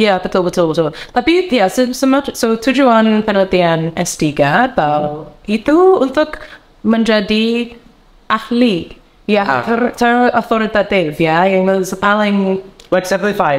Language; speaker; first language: Indonesian; non-native, learner; English